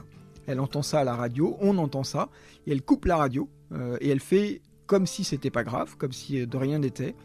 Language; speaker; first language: French; native; French